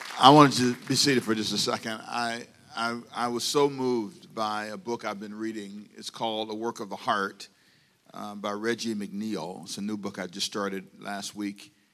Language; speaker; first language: English; non-native, fluent; Spanish